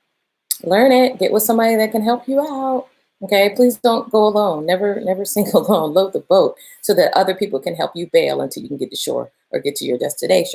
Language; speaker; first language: English; native; English